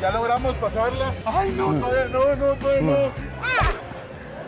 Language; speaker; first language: Spanish; native; Spanish